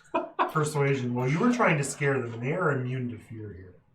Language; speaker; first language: English; native; English